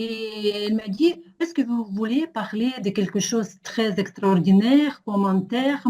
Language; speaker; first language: French; non-native, fluent; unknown